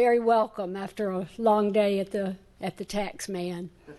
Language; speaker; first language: English; native; English